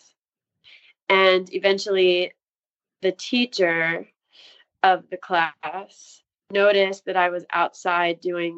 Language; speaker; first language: English; native; English